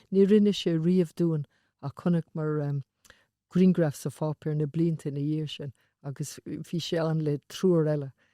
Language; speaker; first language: Irish; non-native, local second language; English